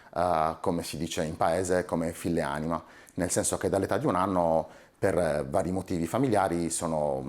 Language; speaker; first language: Italian; native; Italian